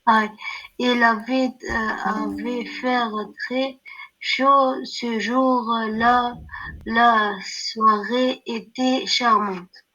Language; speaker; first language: French; non-native, learner; Arabic